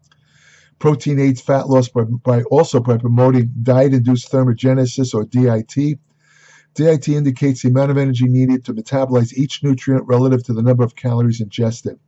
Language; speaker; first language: English; native; English